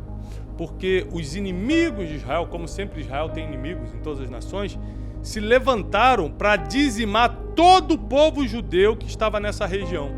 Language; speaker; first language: Portuguese; native; Portuguese